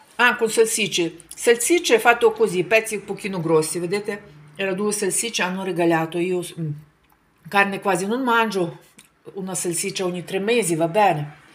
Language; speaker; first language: Italian; non-native, fluent; Ukrainian